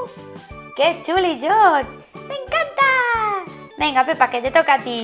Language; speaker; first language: Spanish; native; Spanish